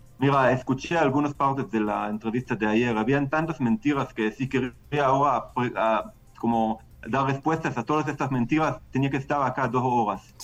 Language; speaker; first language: Spanish; non-native, fluent; Hebrew